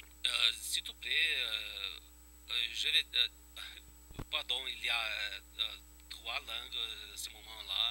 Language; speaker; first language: French; non-native, fluent; Portuguese